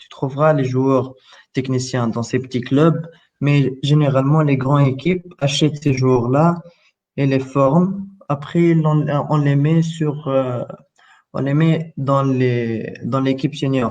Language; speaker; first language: French; non-native, local second language; Arabic